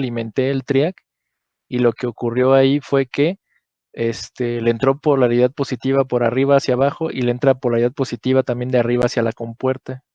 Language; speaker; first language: Spanish; native; Spanish